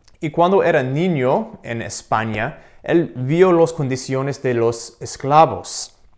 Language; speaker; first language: Spanish; non-native, fluent; English